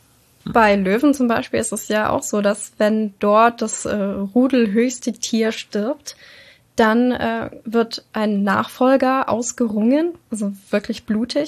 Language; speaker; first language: German; native; German